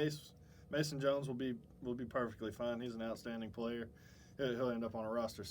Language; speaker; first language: English; native; English